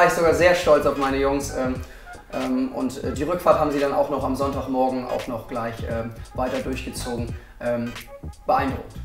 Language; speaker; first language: German; native; German